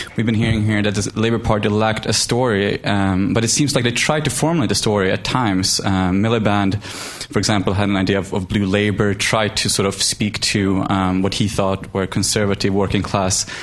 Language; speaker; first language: English; non-native, fluent; Swedish